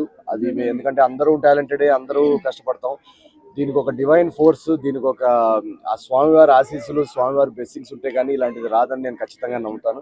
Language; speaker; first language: Telugu; native; Telugu